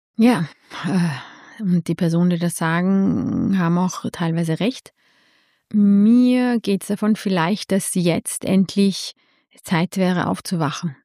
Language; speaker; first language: German; early bilingual, other home language; Armenian